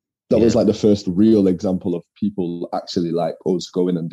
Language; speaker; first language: English; native; English